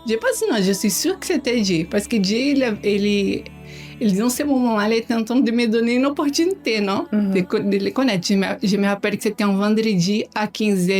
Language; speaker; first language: French; non-native, learner; Portuguese